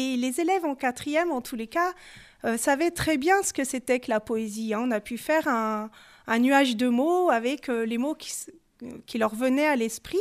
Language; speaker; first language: French; native; French